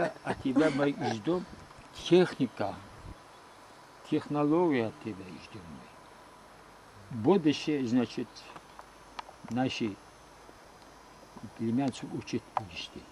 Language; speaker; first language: Russian; non-native, local second language; Uyghur